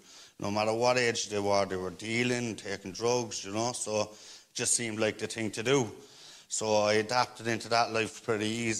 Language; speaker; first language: English; native; English